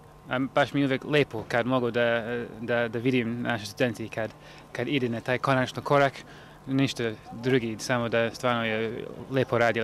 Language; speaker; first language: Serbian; non-native, learner; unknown